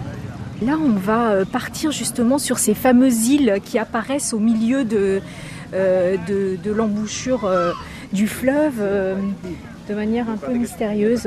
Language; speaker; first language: French; native; French